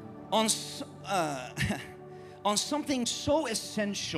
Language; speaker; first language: English; native; English